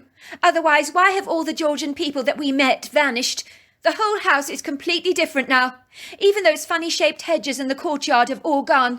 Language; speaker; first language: English; native; English